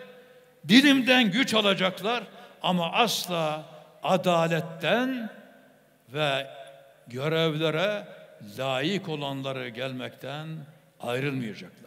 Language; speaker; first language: Turkish; native; Turkish